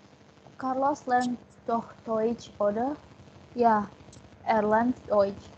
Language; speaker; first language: German; non-native, learner; Indonesian